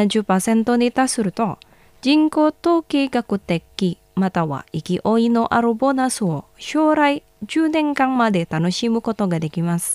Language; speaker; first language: Japanese; non-native, fluent; Indonesian